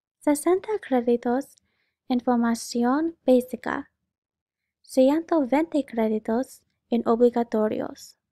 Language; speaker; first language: Spanish; non-native, learner; English